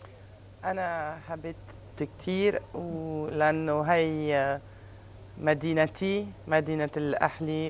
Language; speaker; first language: Arabic; early bilingual, heritage; Arabic